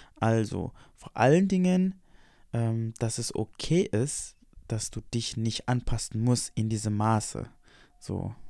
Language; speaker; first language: German; non-native, fluent; Indonesian